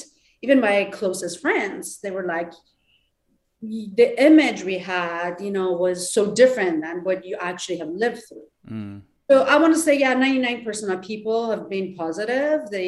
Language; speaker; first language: English; non-native, fluent; Persian